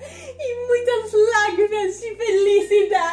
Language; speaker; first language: Portuguese; non-native, fluent; English